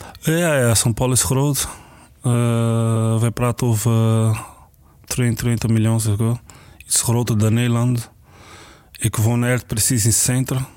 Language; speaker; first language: Dutch; non-native, learner; Portuguese